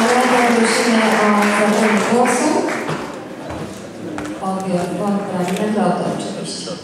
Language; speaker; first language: Polish; native; Polish